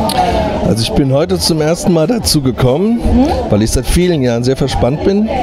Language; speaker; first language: German; native; German